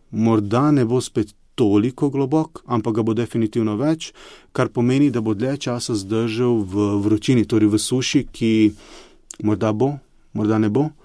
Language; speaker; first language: Slovenian; early bilingual, other home language; Bosnian